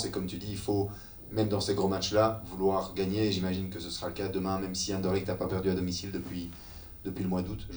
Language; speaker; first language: French; native; French